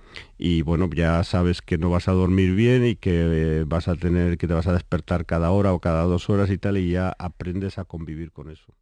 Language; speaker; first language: Spanish; native; Spanish